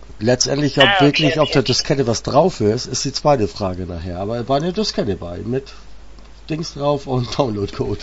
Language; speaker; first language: German; native; German